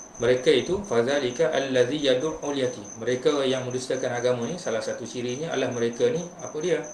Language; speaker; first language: Malay; native; Malay